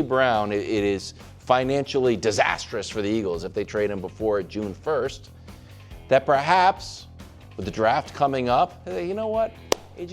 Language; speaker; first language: English; native; English